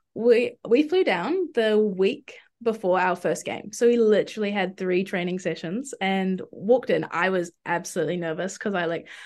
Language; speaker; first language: English; native; English